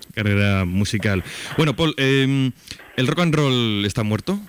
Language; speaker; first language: Spanish; native; Spanish